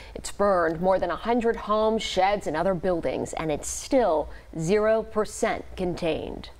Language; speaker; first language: English; native; English